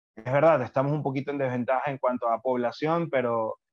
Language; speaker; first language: Spanish; native; Spanish